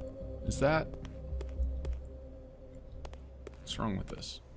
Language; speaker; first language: English; native; English